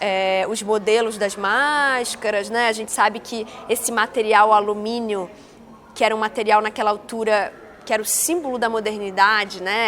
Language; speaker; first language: Portuguese; native; Portuguese